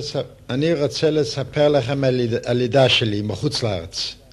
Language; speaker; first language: Hebrew; non-native, fluent; Yiddish